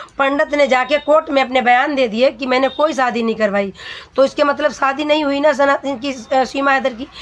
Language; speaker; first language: Hindi; native; Hindi